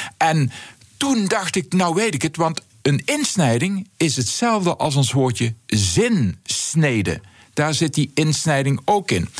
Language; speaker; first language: Dutch; native; Dutch